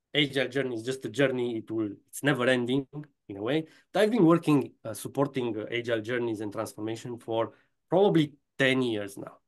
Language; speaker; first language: English; non-native, fluent; Romanian